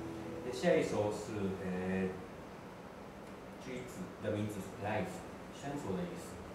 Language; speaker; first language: Chinese; non-native, learner; Japanese